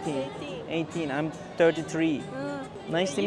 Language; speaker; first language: English; non-native, learner; Turkish